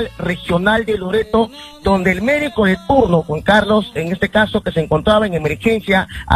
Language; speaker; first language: Spanish; native; Spanish